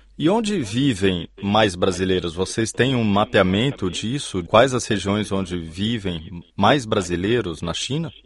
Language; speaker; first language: Portuguese; native; Portuguese